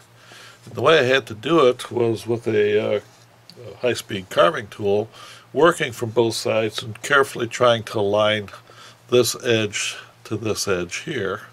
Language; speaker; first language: English; native; English